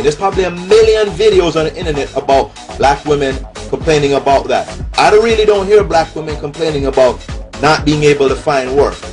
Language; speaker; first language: English; native; English